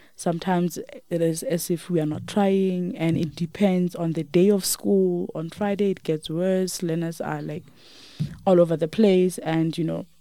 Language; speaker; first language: English; non-native, local second language; Northern Sotho